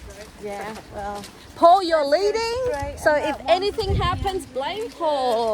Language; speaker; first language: English; native; English